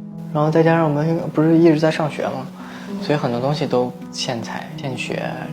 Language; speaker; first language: Chinese; native; Chinese